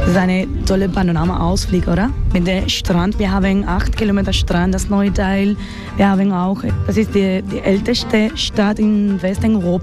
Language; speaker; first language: German; non-native, learner; Spanish